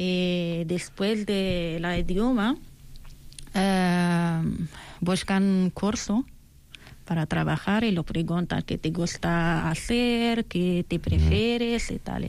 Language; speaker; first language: Spanish; non-native, learner; Arabic